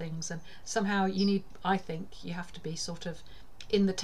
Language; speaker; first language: English; native; English